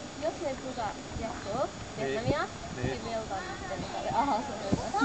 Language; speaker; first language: Finnish; early bilingual, other home language; Vietnamese